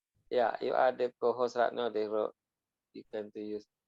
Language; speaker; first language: English; non-native, learner; Malay